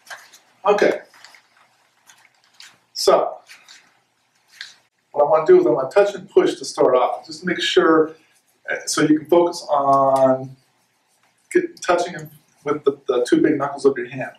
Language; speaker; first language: English; native; English